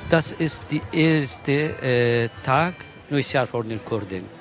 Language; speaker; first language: German; non-native, learner; Kurdish